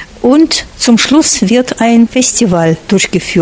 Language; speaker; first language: German; non-native, fluent; Russian